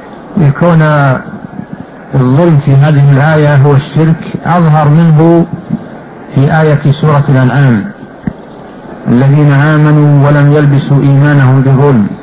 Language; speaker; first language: Arabic; native; Arabic